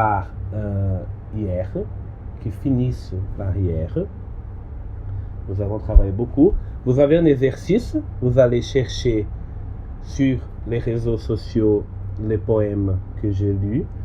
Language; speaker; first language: French; non-native, learner; Portuguese